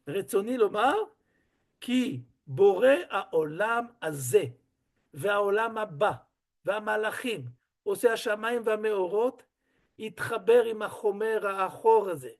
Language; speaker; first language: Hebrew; non-native, fluent; French